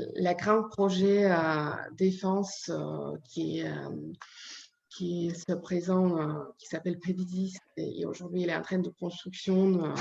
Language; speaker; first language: French; non-native, learner; Ukrainian